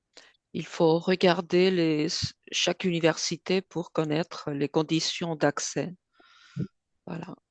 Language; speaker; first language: French; non-native, fluent; Spanish